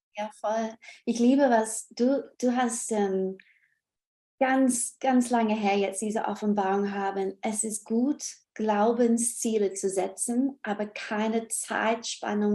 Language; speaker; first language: German; non-native, fluent; English